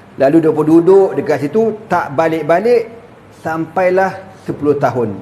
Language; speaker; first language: Malay; native; Malay